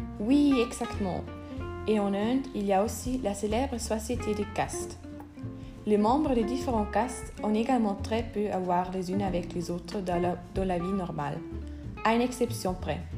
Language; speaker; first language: French; non-native, learner; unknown